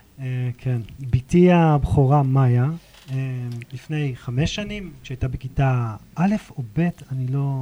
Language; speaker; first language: Hebrew; native; Hebrew